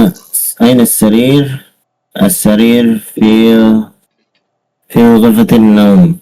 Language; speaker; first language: Arabic; non-native, learner; Indonesian